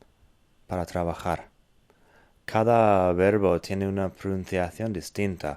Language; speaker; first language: Spanish; non-native, fluent; English